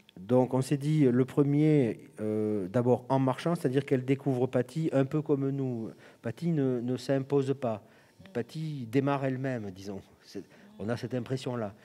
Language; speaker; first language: French; native; French